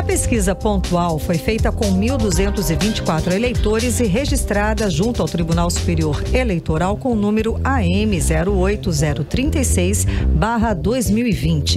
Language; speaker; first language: Portuguese; native; Portuguese